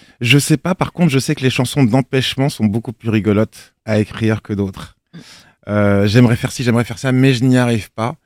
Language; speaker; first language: French; native; French